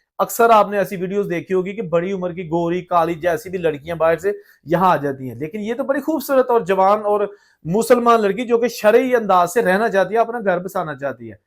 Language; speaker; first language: Urdu; non-native, local second language; Punjabi